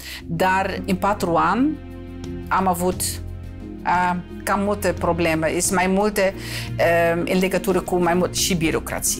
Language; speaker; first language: Romanian; non-native, fluent; Dutch